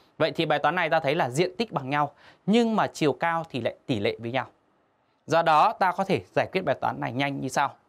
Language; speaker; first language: Vietnamese; native; Vietnamese